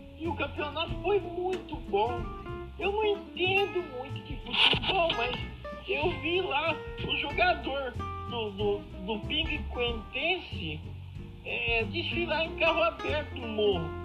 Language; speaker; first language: Portuguese; native; Portuguese